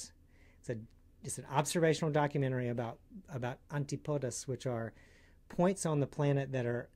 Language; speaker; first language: English; native; English